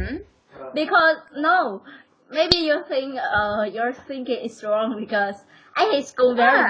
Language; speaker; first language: English; non-native, learner; Vietnamese